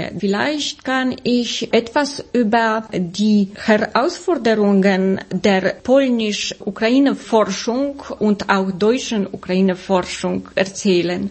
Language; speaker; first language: German; non-native, fluent; Polish